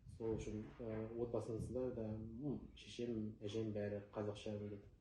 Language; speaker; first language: Kazakh; non-native, local second language; Russian